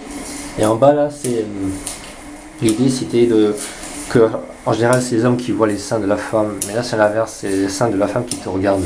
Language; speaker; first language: French; native; French